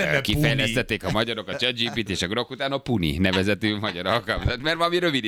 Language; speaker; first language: Hungarian; native; Hungarian